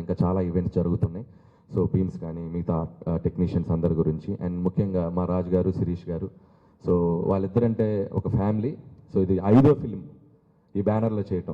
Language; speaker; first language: Telugu; native; Telugu